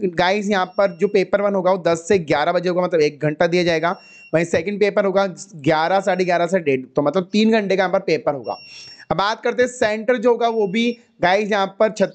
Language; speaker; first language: Hindi; native; Hindi